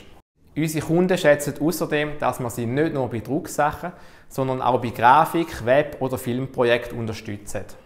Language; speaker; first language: German; native; German